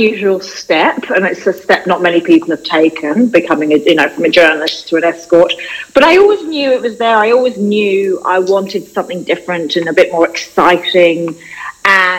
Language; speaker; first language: English; native; English